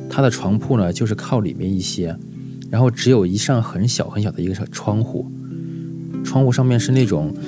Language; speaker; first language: Chinese; native; Chinese